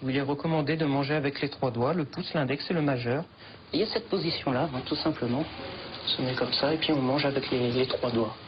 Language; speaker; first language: French; native; French